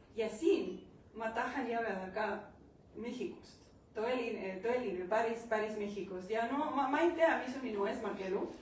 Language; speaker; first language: Estonian; non-native, learner; Spanish